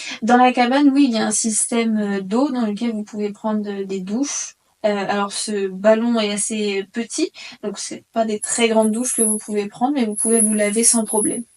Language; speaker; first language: French; native; French